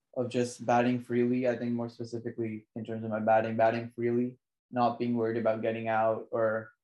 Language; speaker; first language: English; native; English